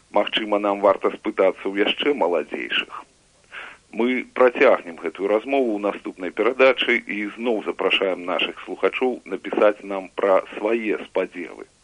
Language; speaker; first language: Belarusian; native; Belarusian